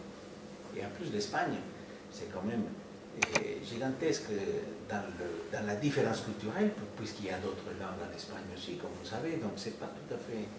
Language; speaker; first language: French; non-native, fluent; Spanish